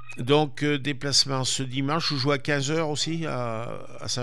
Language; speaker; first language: French; native; French